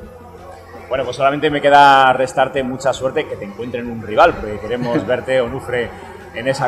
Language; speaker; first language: Spanish; native; Spanish